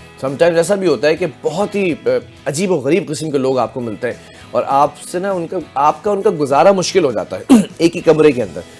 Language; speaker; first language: Urdu; native; Urdu